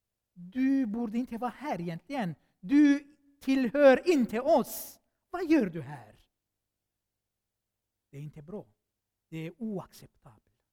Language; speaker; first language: Swedish; non-native, fluent; Armenian